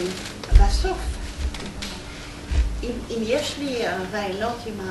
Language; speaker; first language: Hebrew; non-native, fluent; Polish